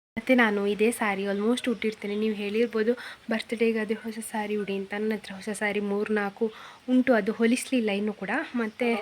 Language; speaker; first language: Kannada; non-native, local second language; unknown